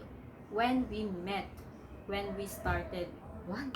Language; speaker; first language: English; non-native, local second language; Filipino